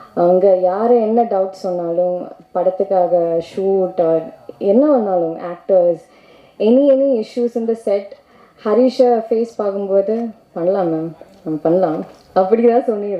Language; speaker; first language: Tamil; non-native, learner; Malayalam